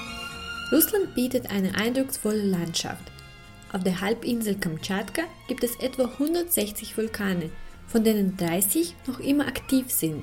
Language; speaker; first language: German; non-native, fluent; Russian